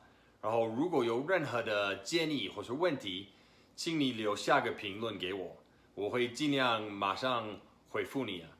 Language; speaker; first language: Chinese; non-native, fluent; English